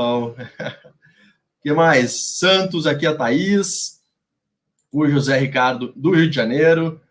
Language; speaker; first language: Portuguese; native; Portuguese